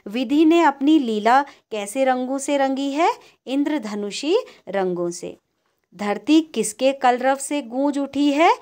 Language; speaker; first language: Hindi; native; Hindi